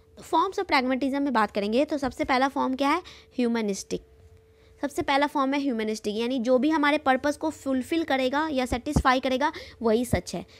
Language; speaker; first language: Hindi; native; Hindi